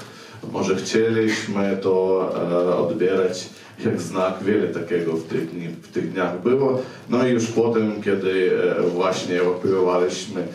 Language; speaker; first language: Polish; non-native, fluent; Ukrainian